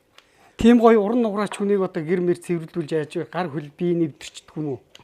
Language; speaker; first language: Mongolian; native; Mongolian